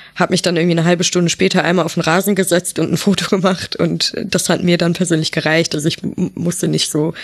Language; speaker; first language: German; native; German